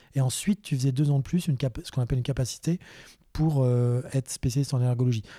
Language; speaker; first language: French; native; French